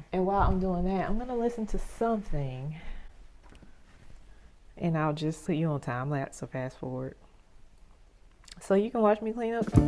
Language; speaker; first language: English; native; English